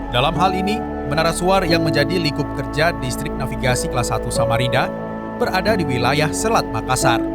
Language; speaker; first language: Indonesian; native; Indonesian